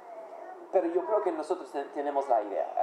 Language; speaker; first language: Spanish; non-native, fluent; English